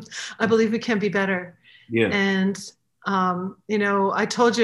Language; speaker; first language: English; native; English